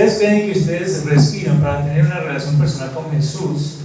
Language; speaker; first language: Spanish; native; Spanish